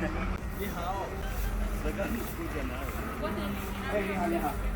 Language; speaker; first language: Chinese; early bilingual, heritage; Chinese